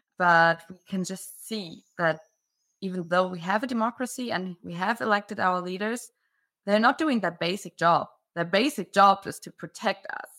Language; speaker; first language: English; non-native, fluent; German